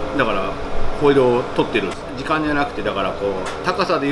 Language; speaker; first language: Japanese; native; Japanese